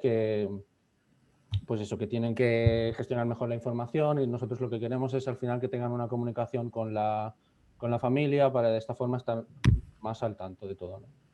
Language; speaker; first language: Spanish; native; Spanish